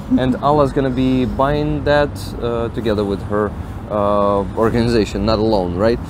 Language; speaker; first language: English; non-native, fluent; Ukrainian